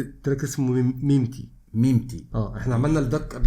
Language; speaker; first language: Arabic; native; Arabic